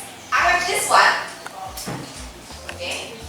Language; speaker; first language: English; non-native, fluent; Indonesian